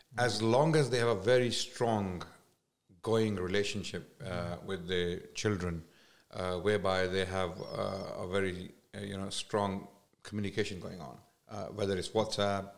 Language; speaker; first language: English; non-native, local second language; Urdu